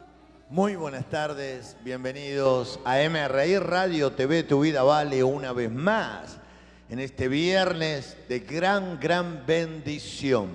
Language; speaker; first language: Spanish; native; Spanish